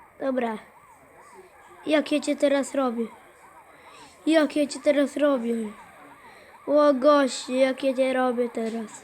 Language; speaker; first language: Polish; native; Polish